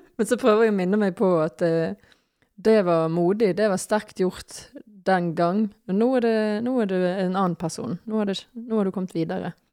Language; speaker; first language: Norwegian; native; Norwegian